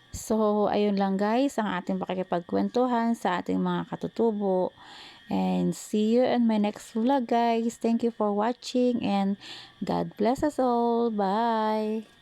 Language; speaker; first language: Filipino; native; Filipino